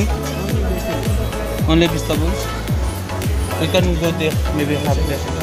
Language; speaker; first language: English; non-native, learner; Filipino